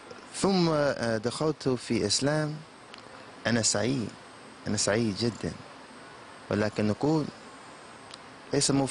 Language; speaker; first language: Arabic; non-native, learner; English